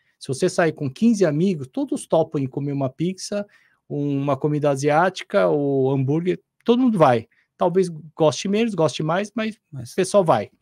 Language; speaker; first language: Portuguese; non-native, fluent; Korean